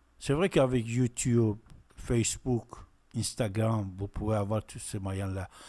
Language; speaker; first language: French; non-native, fluent; Persian